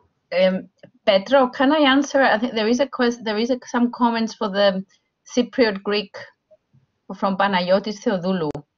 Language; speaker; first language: English; non-native, fluent; Greek